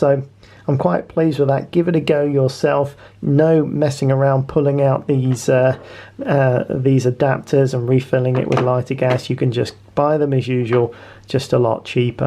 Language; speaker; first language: English; native; English